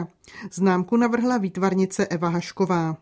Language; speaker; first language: Czech; native; Czech